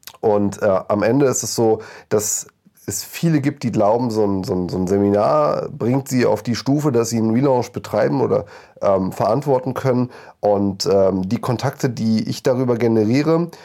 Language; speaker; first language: German; native; German